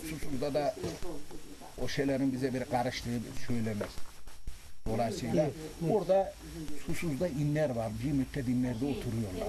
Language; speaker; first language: Turkish; native; Turkish